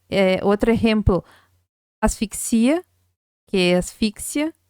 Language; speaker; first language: Spanish; non-native, fluent; Portuguese